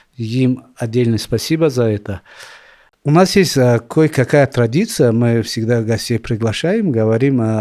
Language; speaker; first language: Russian; non-native, local second language; Tajik